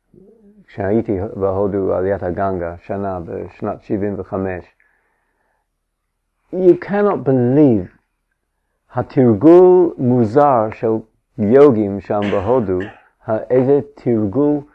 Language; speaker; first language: Hebrew; non-native, fluent; English